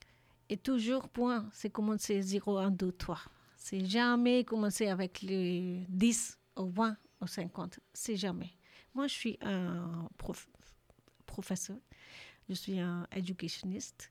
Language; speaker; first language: French; non-native, learner; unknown